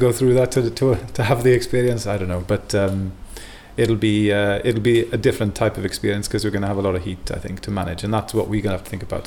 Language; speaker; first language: English; native; English